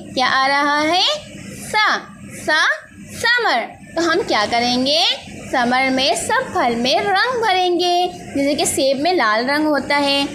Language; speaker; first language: Urdu; native; Urdu